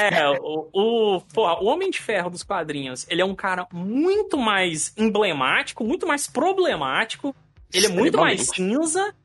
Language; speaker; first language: Portuguese; native; Portuguese